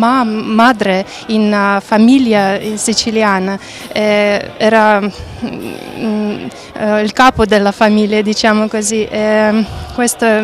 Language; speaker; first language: Italian; non-native, fluent; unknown